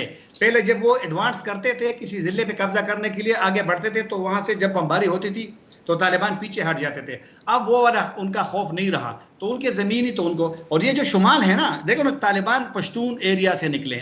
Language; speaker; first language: Hindi; non-native, local second language; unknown